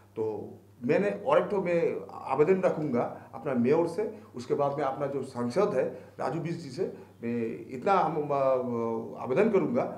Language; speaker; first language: Hindi; non-native, local second language; Bangla